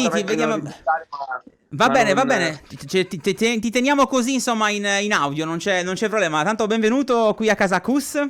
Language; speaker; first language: Italian; native; Italian